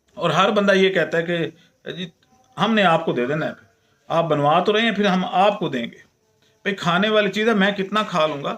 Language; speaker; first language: Urdu; non-native, local second language; Punjabi